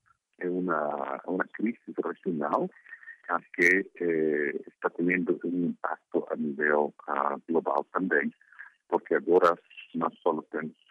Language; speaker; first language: Portuguese; non-native, fluent; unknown